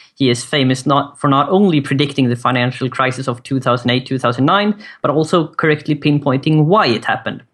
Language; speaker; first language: English; non-native, fluent; Swedish